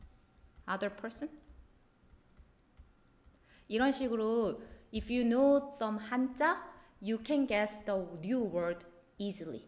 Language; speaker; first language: English; non-native, fluent; Korean